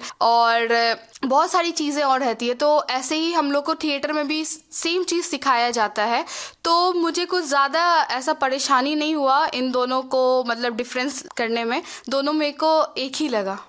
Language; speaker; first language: Hindi; non-native, local second language; Maithili